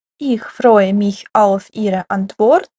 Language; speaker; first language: German; non-native, fluent; Ukrainian